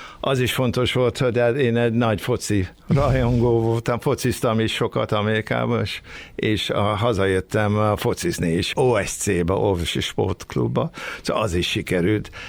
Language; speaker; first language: Hungarian; early bilingual, heritage; Hungarian